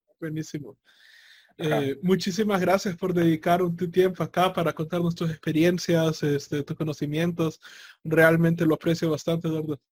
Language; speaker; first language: Spanish; native; Spanish